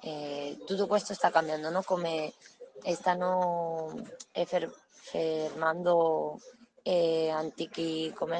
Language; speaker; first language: Italian; non-native, learner; Spanish